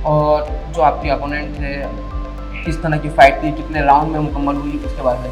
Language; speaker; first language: Hindi; native; Hindi